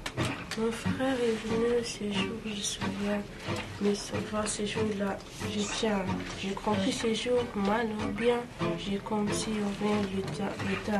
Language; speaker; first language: French; non-native, learner; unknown